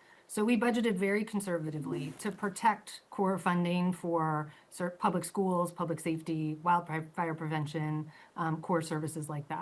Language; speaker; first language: English; native; English